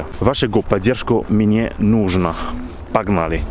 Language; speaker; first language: Russian; non-native, learner; French